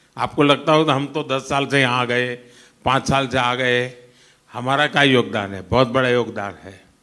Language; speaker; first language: Hindi; non-native, local second language; Gujarati